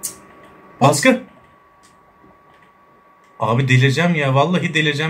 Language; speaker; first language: Turkish; native; Turkish